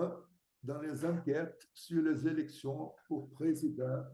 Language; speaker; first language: French; non-native, fluent; Portuguese